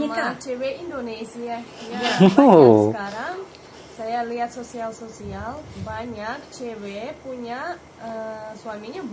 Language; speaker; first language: Indonesian; non-native, fluent; Russian